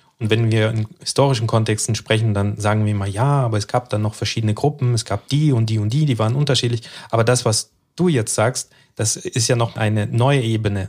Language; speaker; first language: German; early bilingual, other home language; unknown